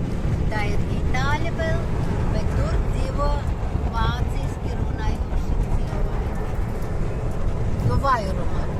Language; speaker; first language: Latvian; non-native, local second language; Russian